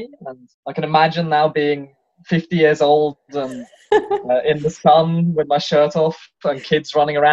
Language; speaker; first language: English; native; English